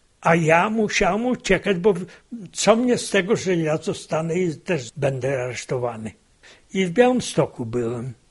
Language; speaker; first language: Polish; native; Polish